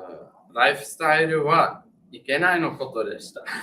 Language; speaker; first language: Japanese; non-native, fluent; English